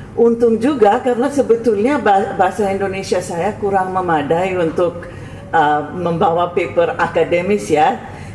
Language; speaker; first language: Indonesian; non-native, fluent; English